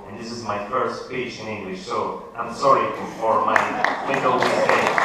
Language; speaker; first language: English; non-native, learner; Italian